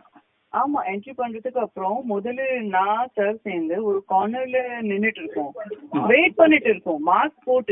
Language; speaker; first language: Tamil; non-native, fluent; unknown